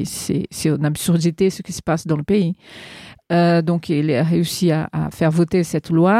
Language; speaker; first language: French; non-native, fluent; Portuguese